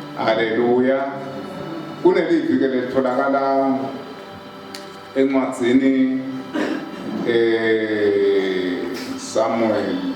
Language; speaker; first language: Zulu; non-native, local second language; Swati